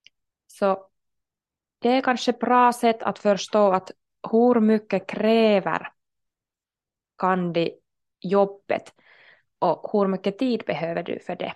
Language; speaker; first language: Swedish; non-native, local second language; Finnish